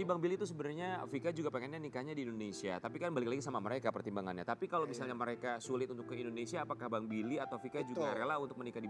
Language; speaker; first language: Indonesian; native; Indonesian